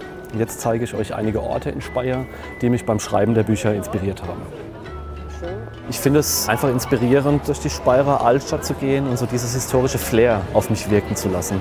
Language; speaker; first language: German; native; German